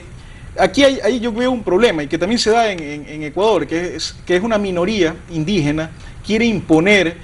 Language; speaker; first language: Spanish; native; Spanish